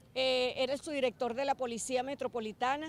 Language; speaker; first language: Spanish; native; Spanish